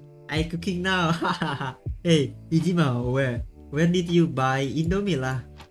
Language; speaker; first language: English; non-native, learner; Indonesian